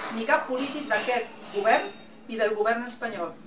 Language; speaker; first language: Catalan; non-native, local second language; Spanish